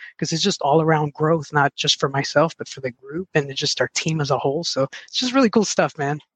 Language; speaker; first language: English; early bilingual, other home language; Spanish